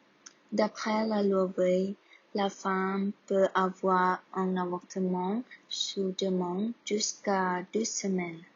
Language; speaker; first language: French; non-native, learner; Thai